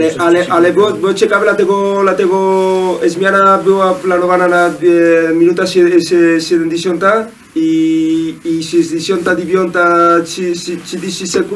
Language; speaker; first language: Polish; non-native, learner; Spanish